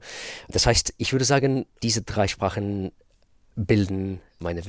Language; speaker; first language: German; non-native, fluent; Russian